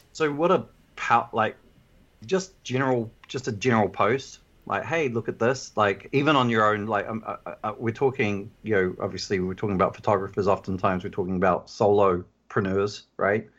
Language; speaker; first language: English; native; English